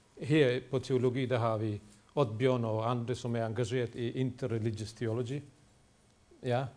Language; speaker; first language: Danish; non-native, fluent; Bosnian